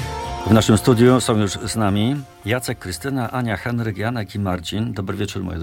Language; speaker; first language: Polish; native; Polish